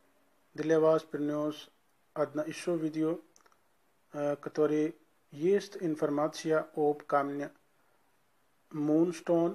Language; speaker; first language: Russian; non-native, learner; Urdu